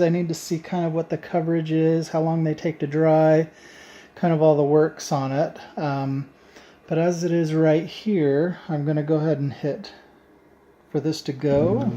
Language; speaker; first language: English; native; English